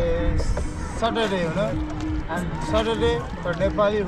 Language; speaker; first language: English; non-native, learner; Nepali